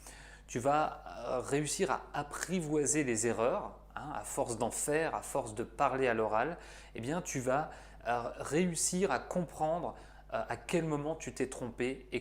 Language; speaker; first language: French; native; French